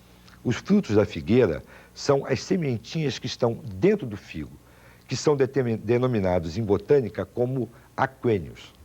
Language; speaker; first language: Portuguese; native; Portuguese